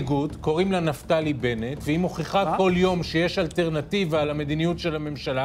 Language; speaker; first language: Hebrew; native; Hebrew